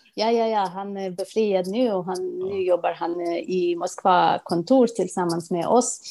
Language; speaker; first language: Swedish; non-native, fluent; Russian